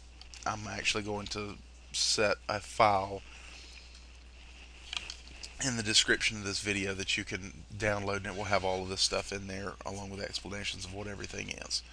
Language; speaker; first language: English; native; English